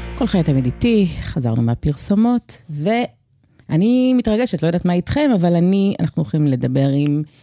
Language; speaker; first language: Hebrew; native; Hebrew